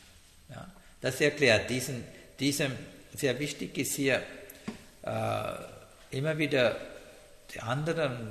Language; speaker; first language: German; non-native, learner; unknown